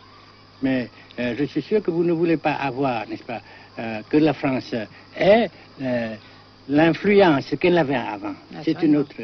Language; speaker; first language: French; non-native, fluent; Vietnamese